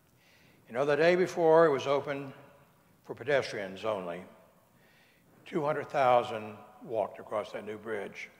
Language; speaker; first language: English; native; English